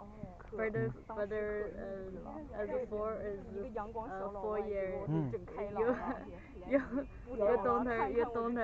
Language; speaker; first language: English; non-native, learner; Chinese